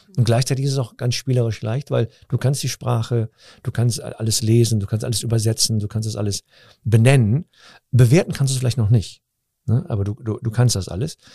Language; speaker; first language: German; early bilingual, other home language; Turkish